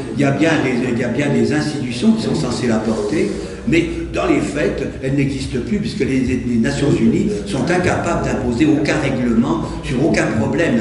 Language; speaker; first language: French; native; French